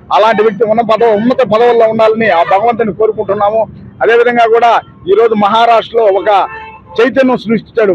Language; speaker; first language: Telugu; native; Telugu